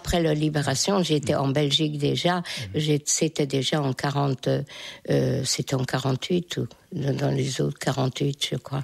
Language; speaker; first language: French; non-native, fluent; Hungarian